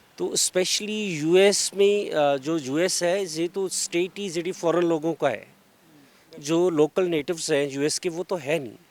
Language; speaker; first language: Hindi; non-native, local second language; Punjabi